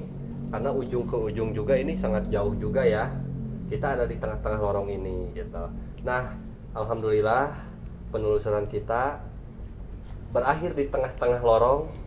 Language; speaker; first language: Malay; non-native, local second language; Sundanese